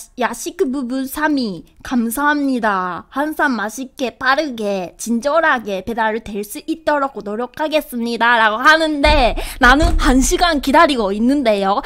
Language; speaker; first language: Korean; non-native, fluent; Japanese